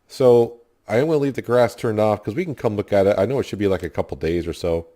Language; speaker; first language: English; native; English